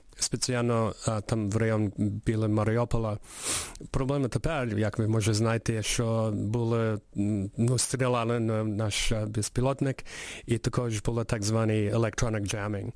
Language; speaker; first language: Ukrainian; early bilingual, heritage; Ukrainian